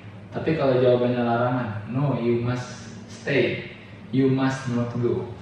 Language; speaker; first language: English; non-native, fluent; Indonesian